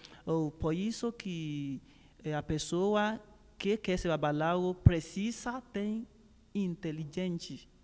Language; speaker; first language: Portuguese; non-native, learner; Yoruba